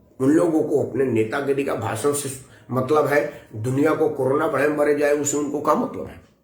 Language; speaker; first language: Hindi; native; Hindi